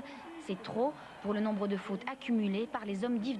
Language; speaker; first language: French; native; French